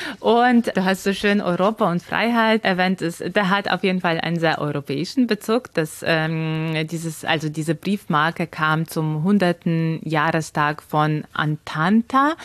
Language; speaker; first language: German; non-native, fluent; Ukrainian